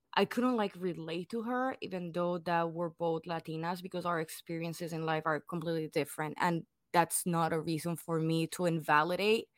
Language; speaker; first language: English; non-native, fluent; Spanish